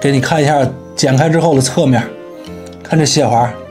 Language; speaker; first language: Chinese; native; Chinese